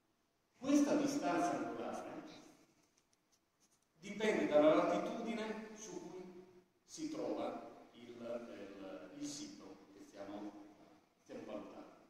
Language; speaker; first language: Italian; native; Italian